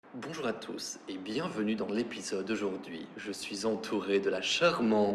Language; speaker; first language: French; native; French